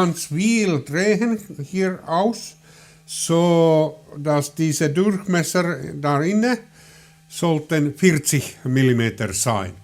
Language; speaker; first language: German; non-native, learner; Finnish